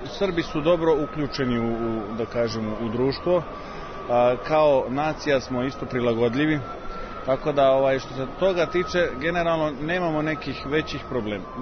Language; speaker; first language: Serbian; early bilingual, heritage; Serbian